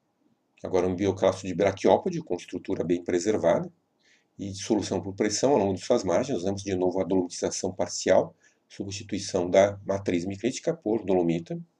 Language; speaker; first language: Portuguese; native; Portuguese